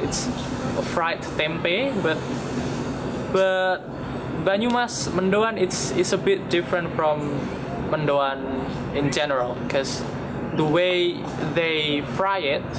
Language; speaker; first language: English; non-native, learner; Indonesian